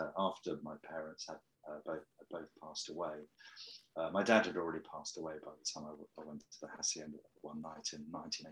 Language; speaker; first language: English; native; English